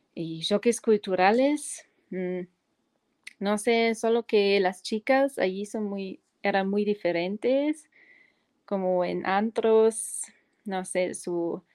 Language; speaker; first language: Spanish; non-native, fluent; German